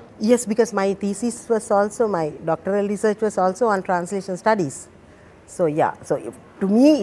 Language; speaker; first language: English; non-native, local second language; Sinhala